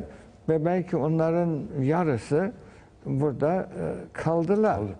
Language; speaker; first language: Turkish; early bilingual, heritage; Turkish